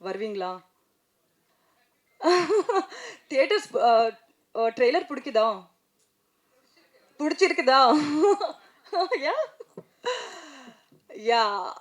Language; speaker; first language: Tamil; non-native, learner; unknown